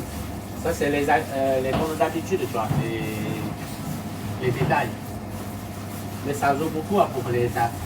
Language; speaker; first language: French; non-native, local second language; Chinese